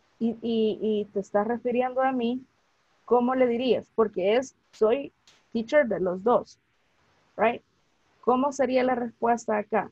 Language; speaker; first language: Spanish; native; Spanish